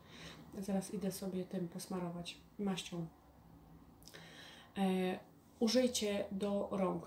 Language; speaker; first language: Polish; native; Polish